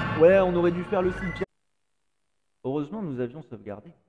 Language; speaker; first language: French; native; French